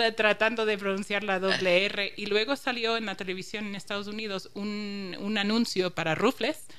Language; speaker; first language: Spanish; non-native, fluent; English